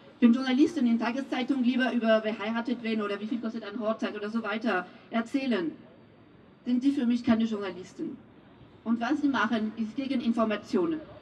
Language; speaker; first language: German; non-native, fluent; French